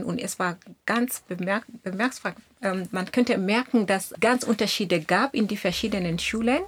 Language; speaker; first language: German; non-native, fluent; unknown